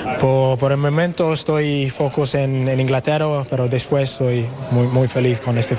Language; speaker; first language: Spanish; non-native, learner; English